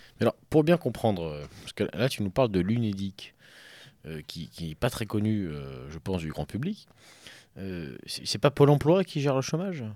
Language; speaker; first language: French; native; French